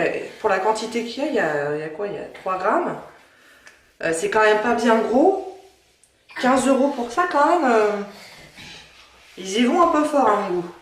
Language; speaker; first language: French; native; French